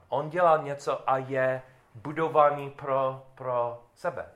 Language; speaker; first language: Czech; non-native, learner; English